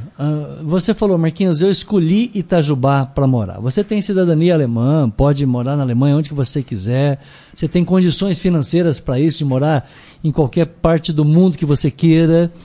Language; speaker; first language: Portuguese; native; Portuguese